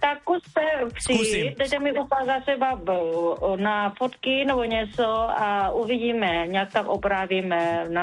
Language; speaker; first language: Czech; non-native, learner; Vietnamese